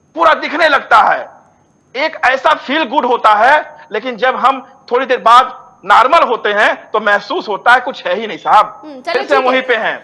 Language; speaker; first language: Hindi; native; Hindi